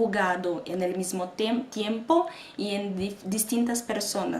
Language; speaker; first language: Spanish; non-native, fluent; Portuguese